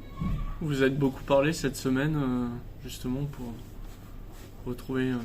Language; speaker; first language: French; native; French